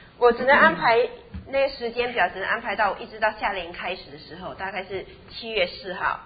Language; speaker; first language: Chinese; native; Chinese